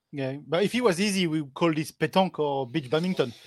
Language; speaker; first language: English; non-native, fluent; French